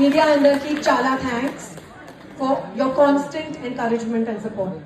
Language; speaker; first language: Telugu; non-native, learner; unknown